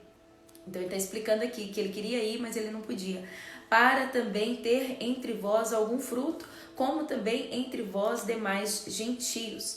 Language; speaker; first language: Portuguese; native; Portuguese